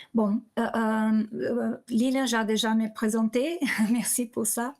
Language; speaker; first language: French; non-native, learner; Portuguese